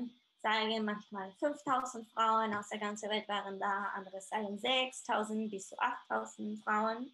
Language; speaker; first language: German; non-native, fluent; Spanish